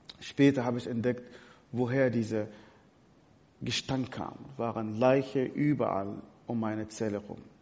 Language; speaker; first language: German; non-native, fluent; Arabic